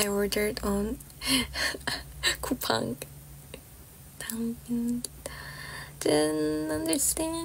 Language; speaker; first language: English; non-native, fluent; Georgian